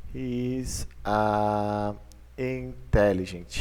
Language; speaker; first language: English; non-native, learner; Portuguese